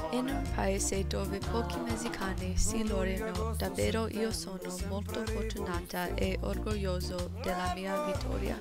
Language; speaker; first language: Italian; non-native, learner; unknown